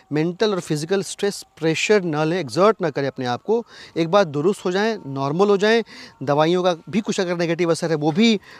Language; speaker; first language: Hindi; native; Hindi